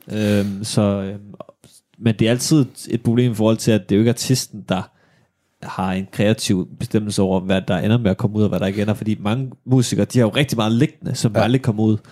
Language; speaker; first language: Danish; native; Danish